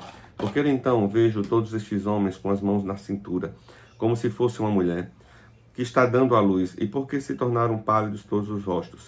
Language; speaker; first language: Portuguese; native; Portuguese